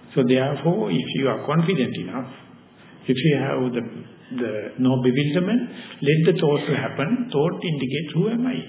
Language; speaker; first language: English; non-native, local second language; Sinhala